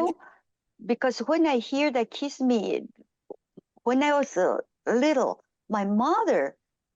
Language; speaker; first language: English; non-native, fluent; Japanese